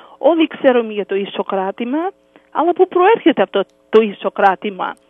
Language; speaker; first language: Greek; early bilingual, heritage; English